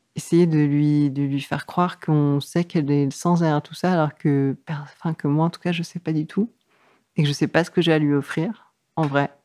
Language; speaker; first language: French; native; French